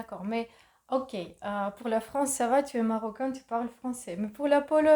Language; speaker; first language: French; non-native, fluent; Russian